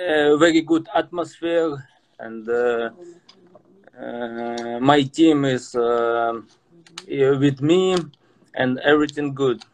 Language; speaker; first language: English; non-native, learner; Russian